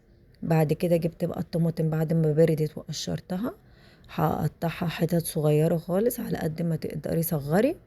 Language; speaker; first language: Arabic; native; Arabic